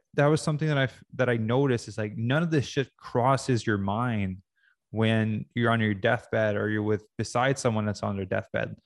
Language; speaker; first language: English; native; English